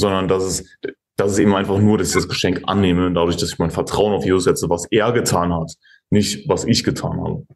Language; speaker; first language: German; native; German